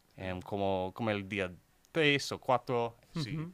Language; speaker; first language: Spanish; non-native, learner; English